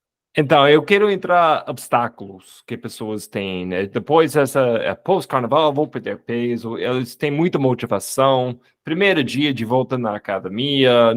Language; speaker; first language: Portuguese; non-native, fluent; English